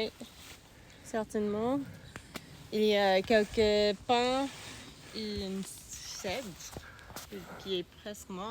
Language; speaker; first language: French; non-native, learner; English